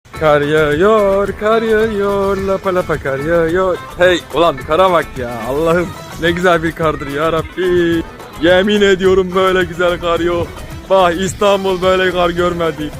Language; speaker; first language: Turkish; native; Turkish